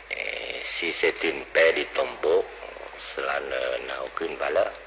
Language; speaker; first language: French; non-native, local second language; Vietnamese